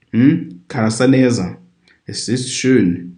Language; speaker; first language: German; non-native, fluent; Kinyarwanda